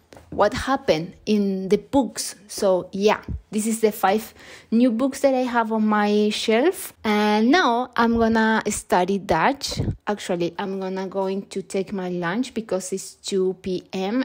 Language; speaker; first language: English; non-native, learner; Spanish